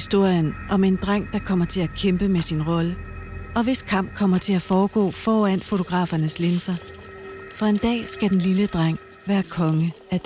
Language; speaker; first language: Danish; native; Danish